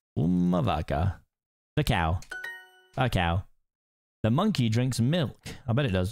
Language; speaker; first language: English; native; English